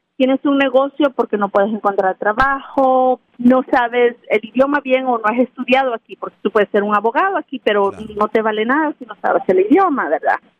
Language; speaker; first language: Spanish; native; Spanish